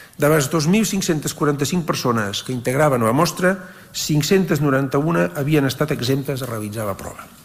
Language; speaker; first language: Catalan; native; Catalan